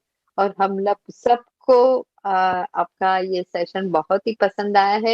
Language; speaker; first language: Hindi; non-native, local second language; Gujarati